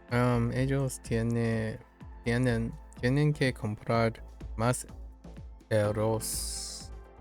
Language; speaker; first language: Spanish; non-native, learner; English